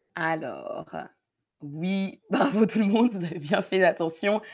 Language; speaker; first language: French; native; French